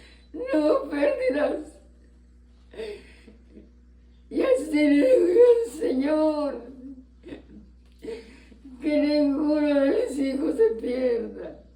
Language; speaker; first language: Spanish; native; Spanish